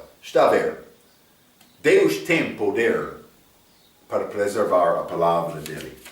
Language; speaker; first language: Portuguese; non-native, fluent; English